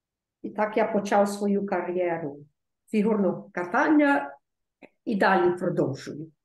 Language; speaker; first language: Ukrainian; early bilingual, heritage; Ukrainian